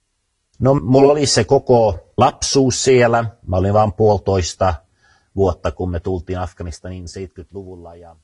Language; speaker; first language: Finnish; early bilingual, heritage; Finnish